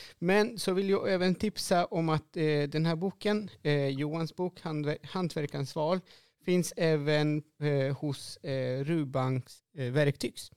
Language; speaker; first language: Swedish; non-native, fluent; Spanish